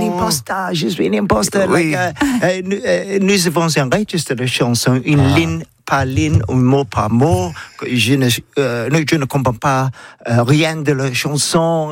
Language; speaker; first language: French; non-native, learner; English